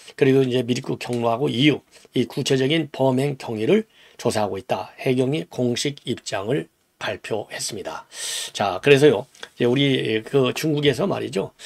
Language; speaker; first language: Korean; native; Korean